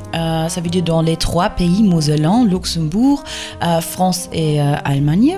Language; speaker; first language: French; non-native, fluent; German